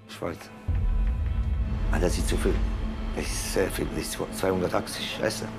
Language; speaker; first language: German; non-native, learner; Italian